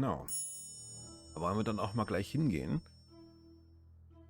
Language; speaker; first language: German; native; German